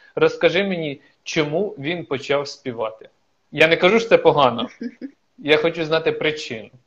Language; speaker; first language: Ukrainian; native; Ukrainian